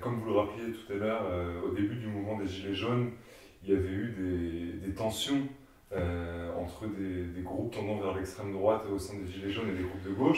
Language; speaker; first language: French; native; French